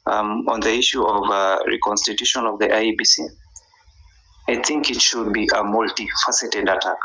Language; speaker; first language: English; non-native, local second language; Swahili